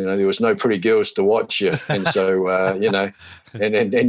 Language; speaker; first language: English; native; English